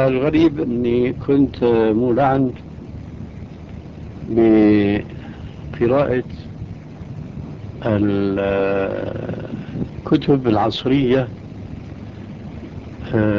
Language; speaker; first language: Arabic; early bilingual, other home language; Albanian